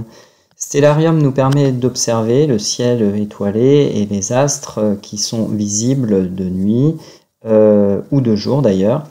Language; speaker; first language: French; native; French